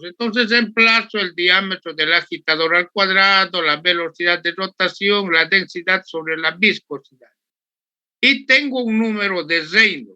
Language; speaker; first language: Spanish; native; Spanish